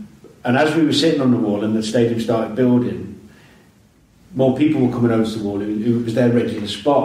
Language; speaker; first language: English; native; English